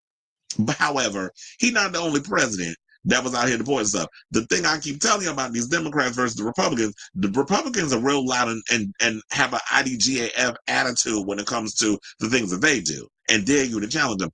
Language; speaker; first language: English; native; English